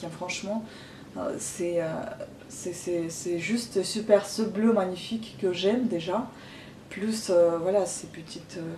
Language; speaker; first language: French; non-native, fluent; Russian